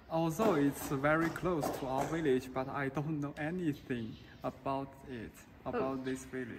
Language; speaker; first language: English; non-native, fluent; Chinese